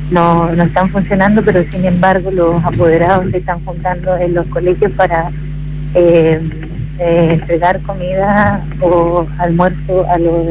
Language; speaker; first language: Spanish; native; Spanish